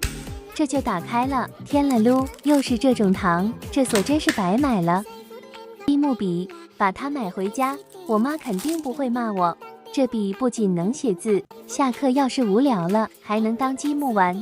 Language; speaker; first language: Chinese; native; Chinese